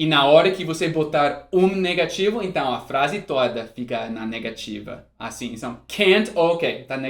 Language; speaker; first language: Portuguese; non-native, fluent; English